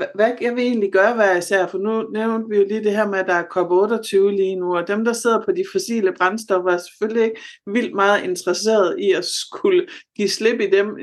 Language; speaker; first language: Danish; native; Danish